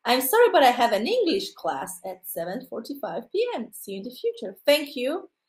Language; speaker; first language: English; non-native, fluent; Polish